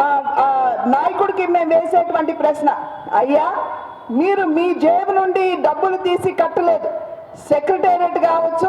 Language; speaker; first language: Telugu; native; Telugu